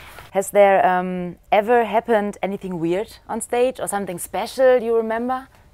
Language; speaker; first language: English; non-native, fluent; German